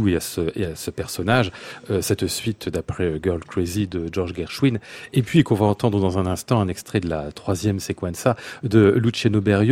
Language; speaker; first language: French; native; French